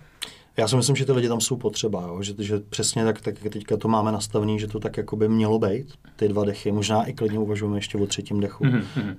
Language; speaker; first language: Czech; native; Czech